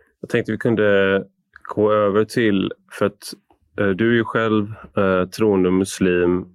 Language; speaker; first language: Swedish; native; Swedish